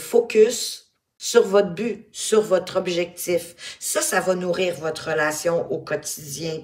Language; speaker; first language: French; native; French